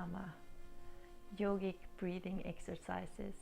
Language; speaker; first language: English; non-native, fluent; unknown